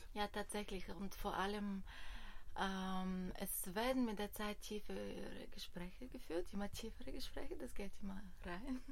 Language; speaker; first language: German; non-native, fluent; Bulgarian